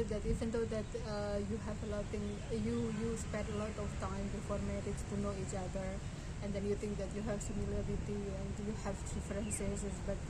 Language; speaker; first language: English; non-native, fluent; Indonesian